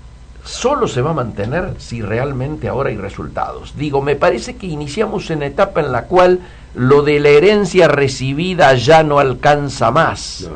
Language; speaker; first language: Spanish; native; Spanish